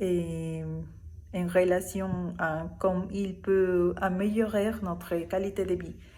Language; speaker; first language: French; non-native, learner; Spanish